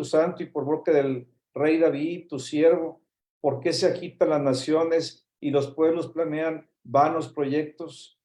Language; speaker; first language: Spanish; native; Spanish